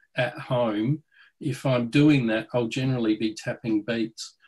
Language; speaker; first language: English; native; English